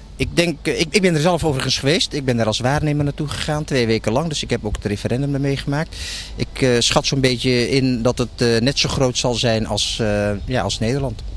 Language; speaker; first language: Dutch; early bilingual, other home language; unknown